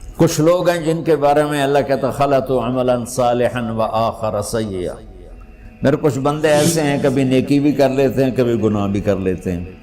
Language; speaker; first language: Urdu; non-native, local second language; Punjabi